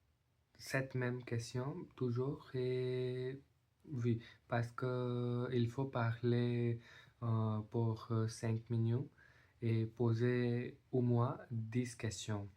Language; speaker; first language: French; non-native, learner; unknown